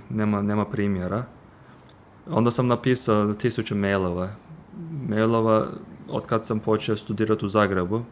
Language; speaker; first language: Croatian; non-native, fluent; Turkish